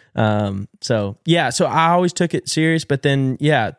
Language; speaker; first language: English; native; English